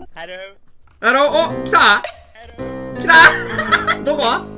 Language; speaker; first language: Japanese; native; Japanese